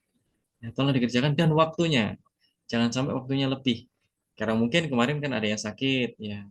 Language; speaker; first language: Indonesian; native; Indonesian